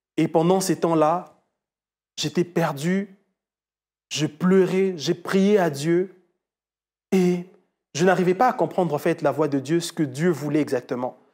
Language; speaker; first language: French; non-native, local second language; Lingala